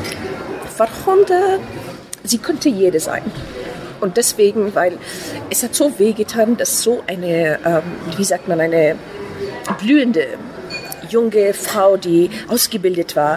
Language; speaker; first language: German; non-native, fluent; Persian